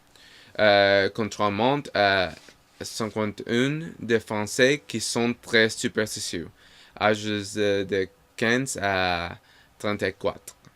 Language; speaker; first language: French; non-native, learner; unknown